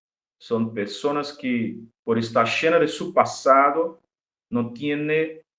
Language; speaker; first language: Spanish; non-native, fluent; Portuguese